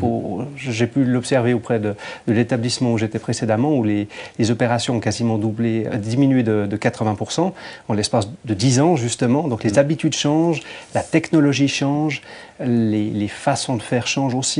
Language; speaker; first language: French; native; French